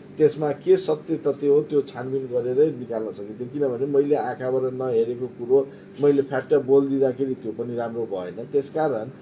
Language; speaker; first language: Nepali; non-native, local second language; Maithili